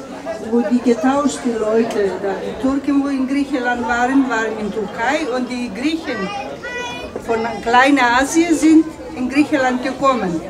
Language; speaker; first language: German; non-native, fluent; Greek